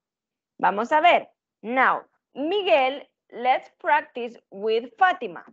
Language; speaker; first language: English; non-native, fluent; Spanish